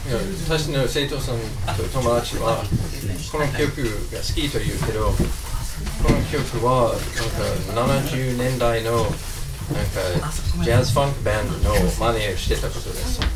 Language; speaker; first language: Japanese; non-native, fluent; English